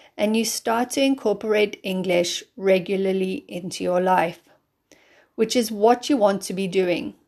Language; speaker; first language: English; native; English